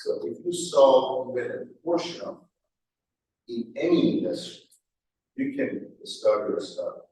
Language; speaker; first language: English; non-native, fluent; Persian